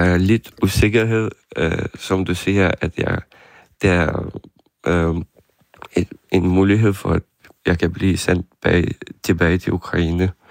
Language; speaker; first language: Danish; non-native, fluent; Ukrainian